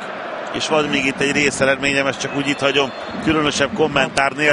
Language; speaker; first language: Hungarian; native; Hungarian